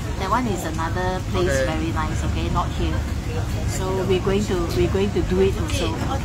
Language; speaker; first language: English; non-native, local second language; Cantonese